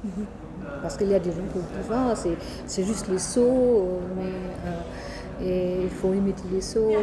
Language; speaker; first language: French; non-native, fluent; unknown